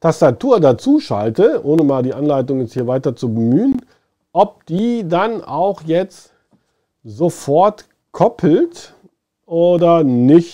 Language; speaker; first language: German; native; German